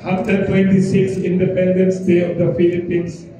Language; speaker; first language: English; non-native, local second language; Filipino